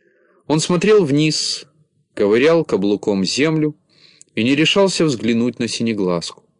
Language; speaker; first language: Russian; native; Russian